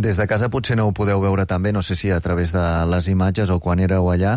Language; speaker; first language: Catalan; native; Catalan